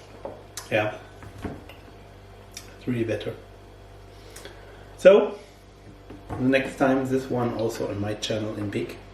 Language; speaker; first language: English; non-native, learner; German